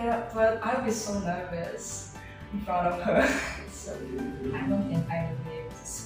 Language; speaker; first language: English; non-native, fluent; Portuguese